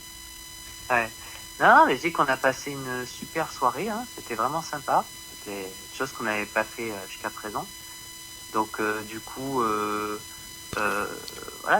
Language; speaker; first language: French; native; French